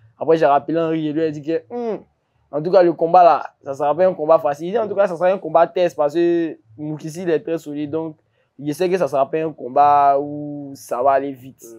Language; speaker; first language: French; native; French